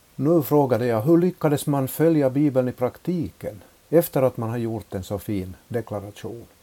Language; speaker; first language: Swedish; native; Swedish